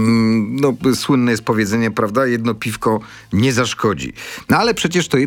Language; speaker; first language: Polish; native; Polish